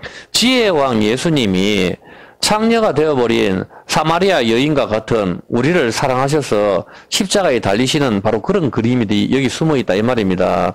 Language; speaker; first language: Korean; native; Korean